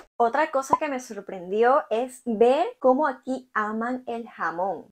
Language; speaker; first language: Spanish; native; Spanish